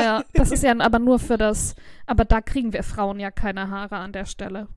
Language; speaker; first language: German; native; German